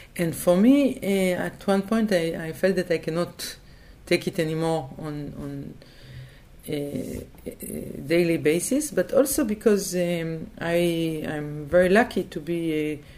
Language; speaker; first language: English; non-native, fluent; Hebrew